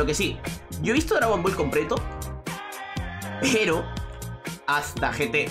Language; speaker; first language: Spanish; native; Spanish